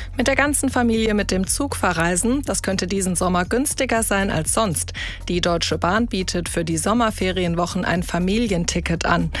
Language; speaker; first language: German; native; German